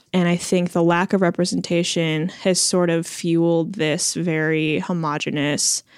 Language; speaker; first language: English; early bilingual, other home language; Chinese